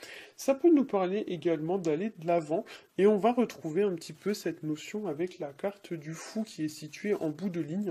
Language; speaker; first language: French; native; French